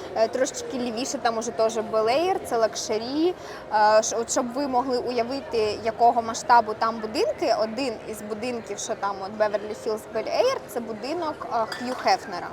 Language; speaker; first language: Ukrainian; non-native, local second language; Russian